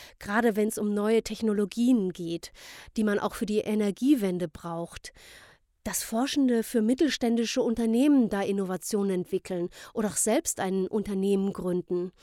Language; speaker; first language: German; native; German